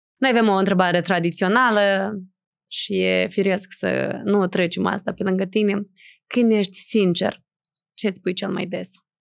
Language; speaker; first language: Romanian; native; Romanian